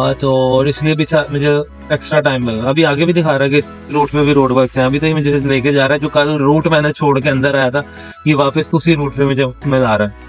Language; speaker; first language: Urdu; native; Urdu